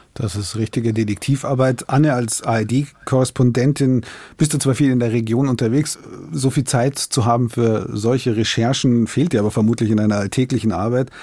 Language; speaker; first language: German; native; German